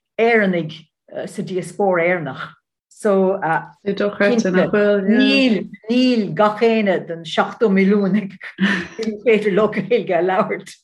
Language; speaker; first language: Irish; non-native, learner; Dutch